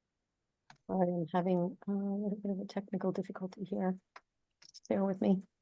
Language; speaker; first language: English; native; English